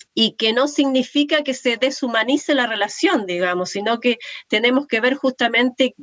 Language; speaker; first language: Spanish; native; Spanish